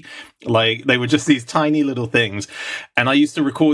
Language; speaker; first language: English; native; English